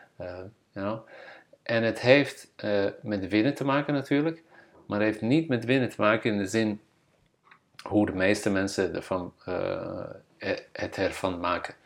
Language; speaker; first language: Dutch; non-native, fluent; Bosnian